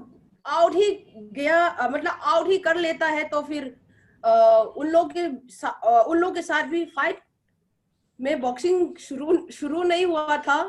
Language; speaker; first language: Hindi; non-native, local second language; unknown